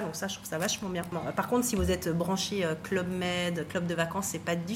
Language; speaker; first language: French; native; French